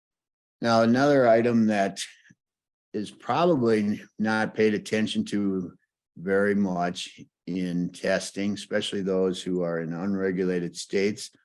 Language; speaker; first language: English; native; English